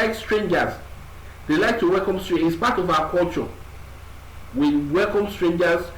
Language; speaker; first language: English; non-native, local second language; Yoruba